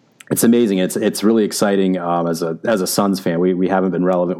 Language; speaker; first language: English; native; English